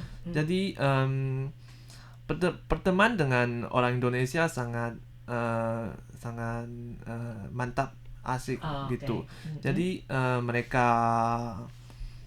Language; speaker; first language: Indonesian; non-native, learner; Chinese